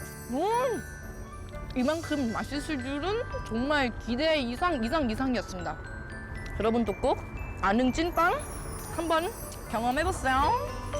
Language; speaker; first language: Korean; non-native, fluent; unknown